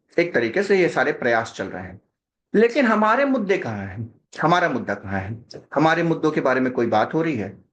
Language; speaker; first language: Hindi; native; Hindi